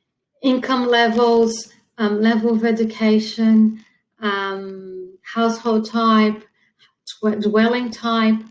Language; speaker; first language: English; non-native, fluent; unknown